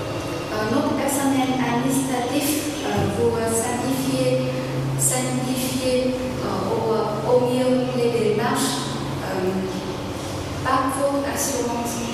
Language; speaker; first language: French; non-native, learner; Vietnamese